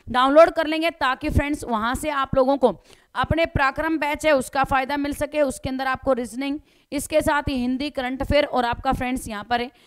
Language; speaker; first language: Hindi; native; Hindi